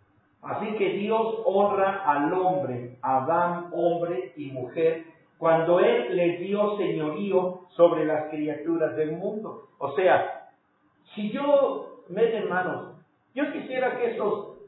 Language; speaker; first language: Spanish; native; Spanish